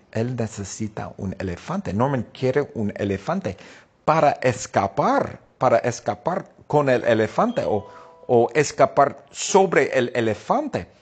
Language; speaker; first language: Spanish; non-native, fluent; English